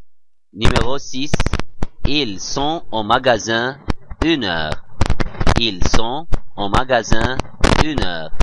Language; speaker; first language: French; non-native, fluent; Arabic